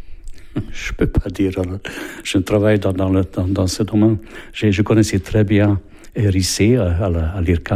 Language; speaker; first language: French; non-native, fluent; Hungarian